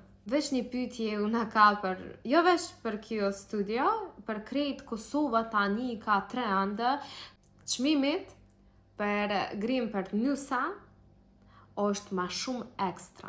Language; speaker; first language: Albanian; non-native, learner; Russian